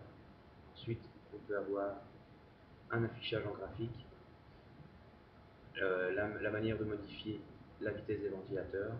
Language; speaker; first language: French; native; French